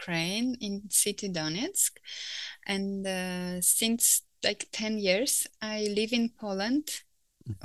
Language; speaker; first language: English; non-native, fluent; Ukrainian